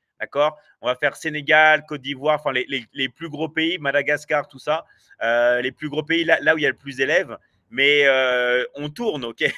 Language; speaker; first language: French; native; French